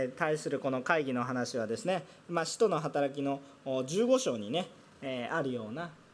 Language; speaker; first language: Japanese; non-native, fluent; Korean